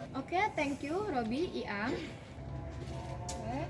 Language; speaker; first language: English; non-native, learner; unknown